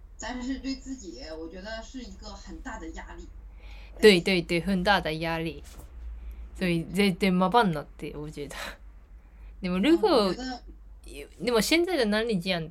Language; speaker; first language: Chinese; non-native, learner; Japanese